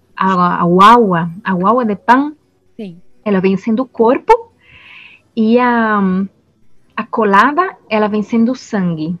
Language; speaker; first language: Portuguese; non-native, fluent; Spanish